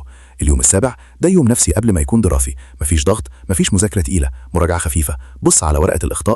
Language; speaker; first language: Arabic; native; Arabic